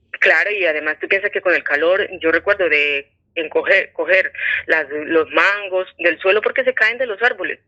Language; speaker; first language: Spanish; native; Spanish